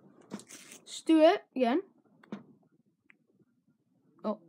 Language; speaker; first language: English; native; English